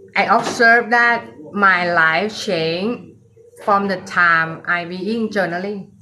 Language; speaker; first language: English; non-native, learner; Thai